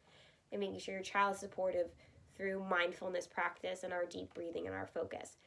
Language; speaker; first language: English; native; English